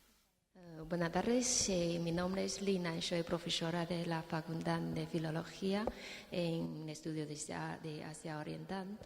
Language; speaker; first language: Spanish; non-native, fluent; Chinese